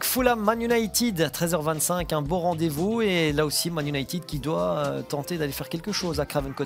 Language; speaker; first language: French; native; French